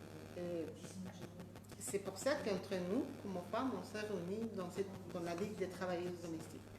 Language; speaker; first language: French; non-native, fluent; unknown